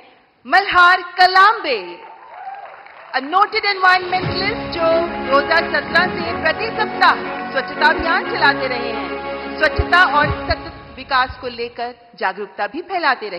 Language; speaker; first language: Hindi; native; Hindi